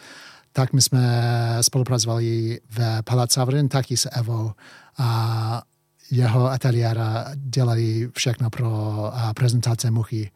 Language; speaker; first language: Czech; early bilingual, heritage; English